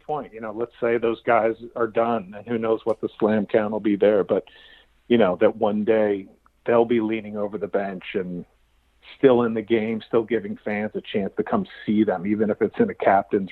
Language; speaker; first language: English; native; English